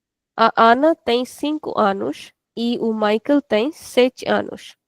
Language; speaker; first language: Portuguese; non-native, fluent; Hindi